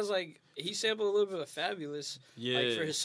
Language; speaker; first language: English; early bilingual, other home language; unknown